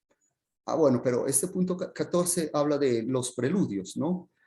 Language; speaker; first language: Spanish; native; Spanish